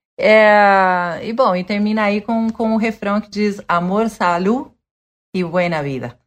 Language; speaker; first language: Portuguese; early bilingual, other home language; Spanish